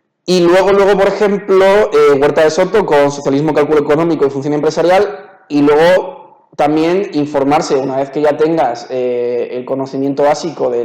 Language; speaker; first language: Spanish; native; Spanish